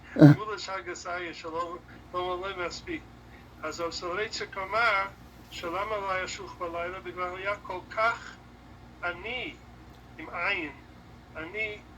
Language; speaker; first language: Hebrew; non-native, fluent; English